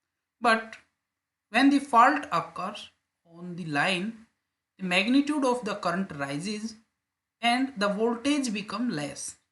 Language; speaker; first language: English; non-native, local second language; Hindi